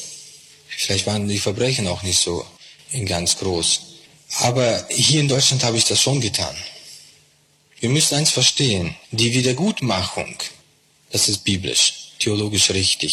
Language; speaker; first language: German; non-native, fluent; Russian